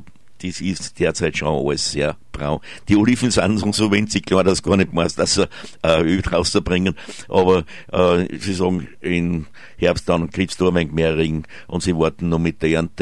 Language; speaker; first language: German; native; German